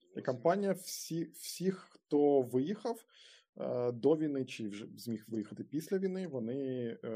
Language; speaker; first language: Ukrainian; non-native, local second language; Russian